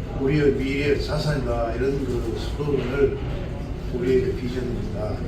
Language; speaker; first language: Korean; native; Korean